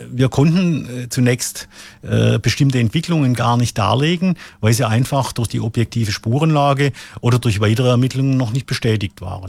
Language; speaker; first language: German; native; German